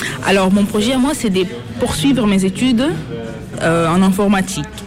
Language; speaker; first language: French; non-native, fluent; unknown